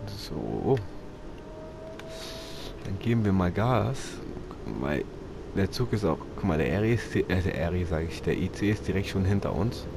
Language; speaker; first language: German; native; German